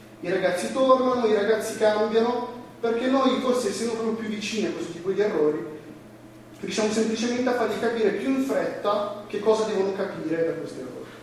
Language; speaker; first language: Italian; native; Italian